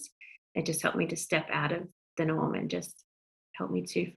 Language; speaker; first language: English; native; English